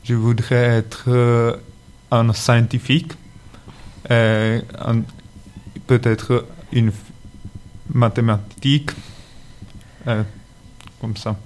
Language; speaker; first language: French; non-native, learner; Czech